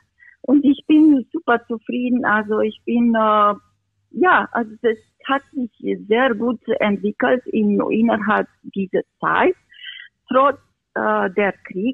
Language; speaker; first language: German; non-native, fluent; Romanian